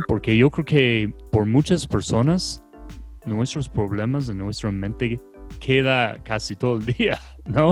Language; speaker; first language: Spanish; non-native, fluent; English